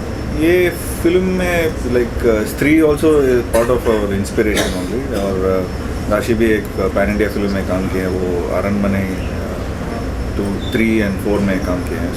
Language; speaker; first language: Hindi; non-native, local second language; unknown